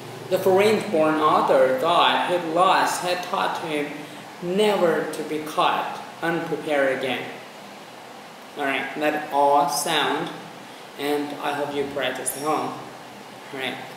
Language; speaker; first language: English; non-native, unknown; Vietnamese